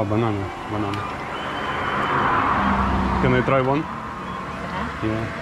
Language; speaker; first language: English; non-native, learner; Lithuanian